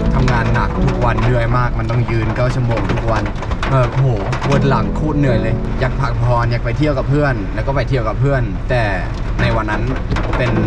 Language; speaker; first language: Thai; non-native, fluent; German